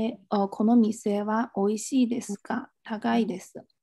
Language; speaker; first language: Japanese; non-native, fluent; Chinese